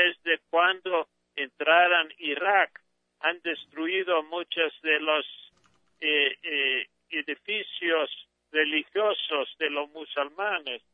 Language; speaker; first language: Spanish; non-native, fluent; English